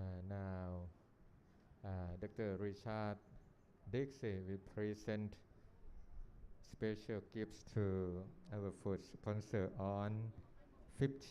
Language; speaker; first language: English; non-native, learner; Thai